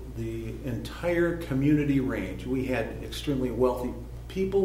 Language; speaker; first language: English; native; English